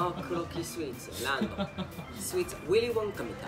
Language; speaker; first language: Japanese; non-native, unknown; English